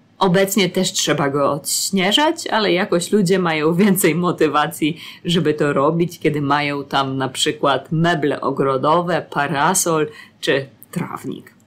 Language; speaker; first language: Polish; native; Polish